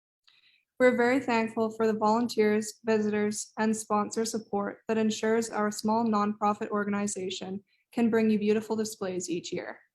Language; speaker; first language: English; native; English